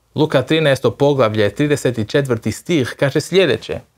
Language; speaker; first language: Croatian; non-native, fluent; Portuguese